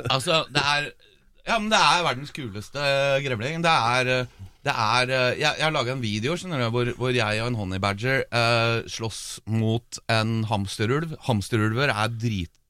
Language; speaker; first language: Norwegian; native; Norwegian